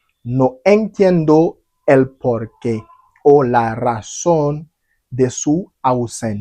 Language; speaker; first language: Spanish; non-native, fluent; Haitian Creole